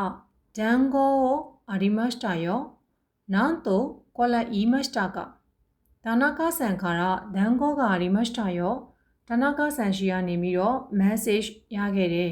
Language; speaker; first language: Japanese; non-native, fluent; Burmese